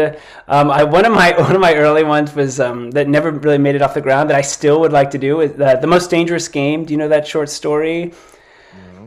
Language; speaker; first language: English; native; English